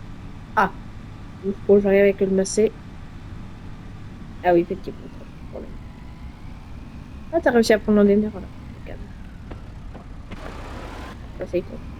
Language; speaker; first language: French; native; French